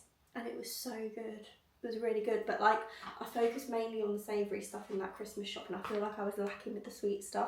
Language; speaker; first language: English; native; English